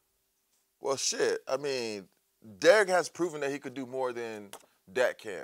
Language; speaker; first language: English; native; English